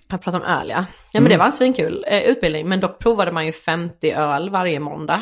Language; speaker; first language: Swedish; native; Swedish